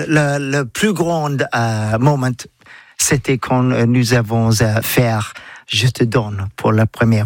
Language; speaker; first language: French; non-native, learner; English